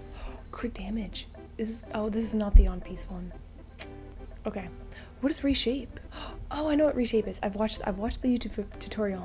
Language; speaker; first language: English; native; English